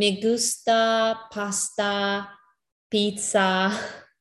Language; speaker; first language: Spanish; non-native, learner; English